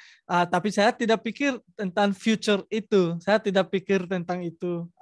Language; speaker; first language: Indonesian; non-native, learner; Spanish